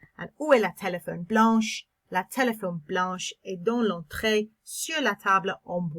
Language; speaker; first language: French; non-native, fluent; English